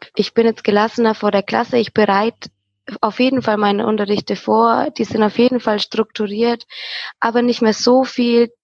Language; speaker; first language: German; native; German